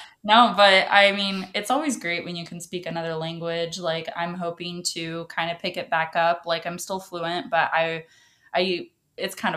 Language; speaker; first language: English; early bilingual, other home language; Russian